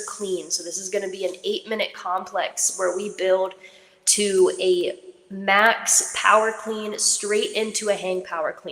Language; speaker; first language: English; native; English